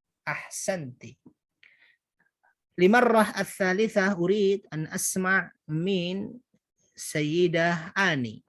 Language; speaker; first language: Arabic; non-native, fluent; Indonesian